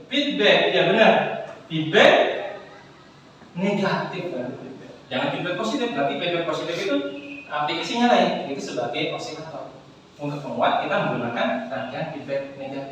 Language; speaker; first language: Indonesian; native; Indonesian